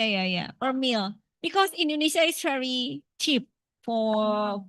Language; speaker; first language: English; non-native, fluent; Japanese